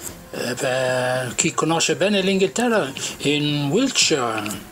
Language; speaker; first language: Italian; non-native, fluent; English